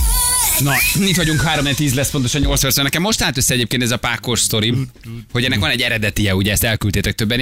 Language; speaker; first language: Hungarian; native; Hungarian